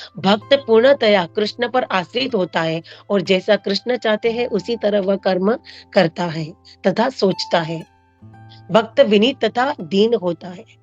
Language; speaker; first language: Hindi; non-native, local second language; Marathi